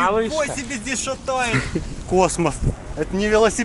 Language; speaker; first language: Russian; native; Russian